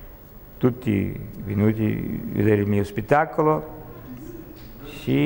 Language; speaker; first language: Italian; non-native, learner; Russian